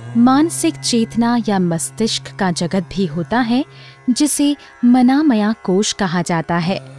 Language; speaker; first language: Hindi; native; Hindi